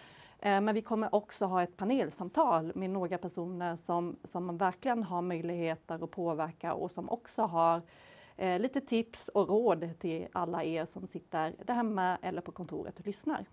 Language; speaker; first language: Swedish; native; Swedish